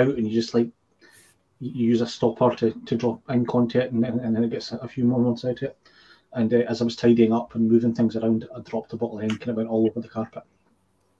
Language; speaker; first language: English; native; English